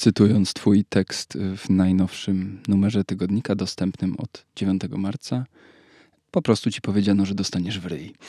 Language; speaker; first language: Polish; native; Polish